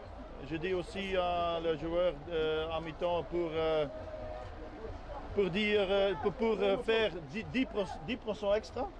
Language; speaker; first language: French; non-native, learner; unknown